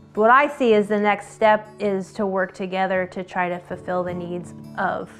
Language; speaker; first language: English; native; English